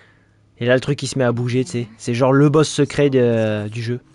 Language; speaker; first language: French; native; French